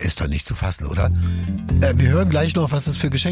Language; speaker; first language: German; native; German